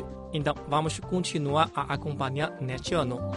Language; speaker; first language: Portuguese; non-native, fluent; Chinese